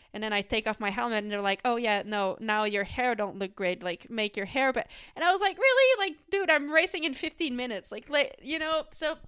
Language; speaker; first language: English; non-native, fluent; French